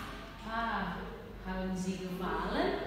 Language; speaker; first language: German; non-native, learner; Indonesian